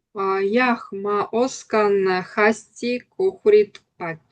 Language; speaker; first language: Estonian; non-native, learner; Russian